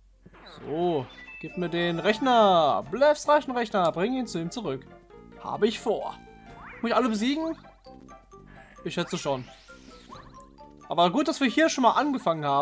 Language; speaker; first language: German; native; German